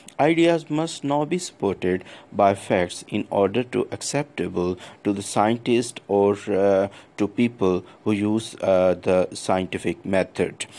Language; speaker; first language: English; non-native, local second language; Urdu